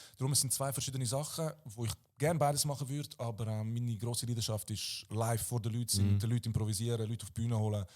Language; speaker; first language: German; early bilingual, other home language; Croatian